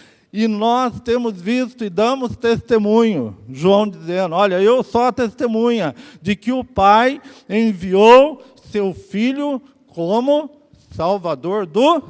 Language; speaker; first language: Portuguese; native; Portuguese